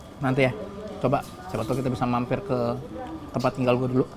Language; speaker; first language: Indonesian; native; Indonesian